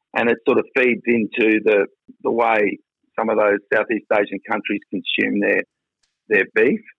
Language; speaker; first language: English; native; English